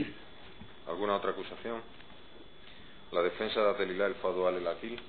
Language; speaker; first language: Spanish; native; Spanish